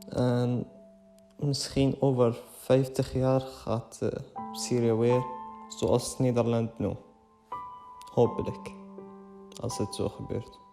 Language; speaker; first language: Dutch; early bilingual, other home language; Arabic